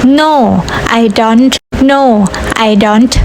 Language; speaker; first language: English; non-native, learner; Thai